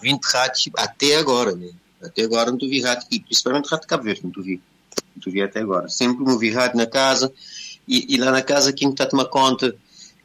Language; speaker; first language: Portuguese; non-native, local second language; Kabuverdianu